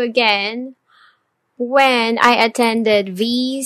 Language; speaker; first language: English; non-native, local second language; Filipino